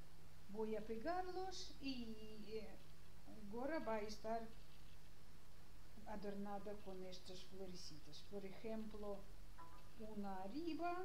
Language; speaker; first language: Spanish; non-native, learner; Russian